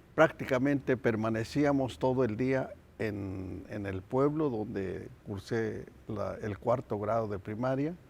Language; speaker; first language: Spanish; non-native, local second language; Nahuatl languages